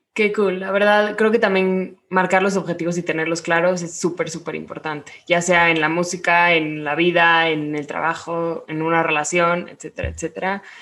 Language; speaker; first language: Spanish; native; Spanish